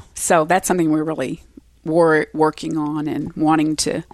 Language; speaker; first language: English; native; English